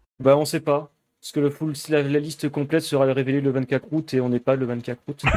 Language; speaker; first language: French; native; French